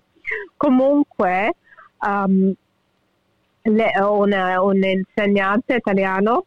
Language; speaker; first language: Italian; early bilingual, heritage; English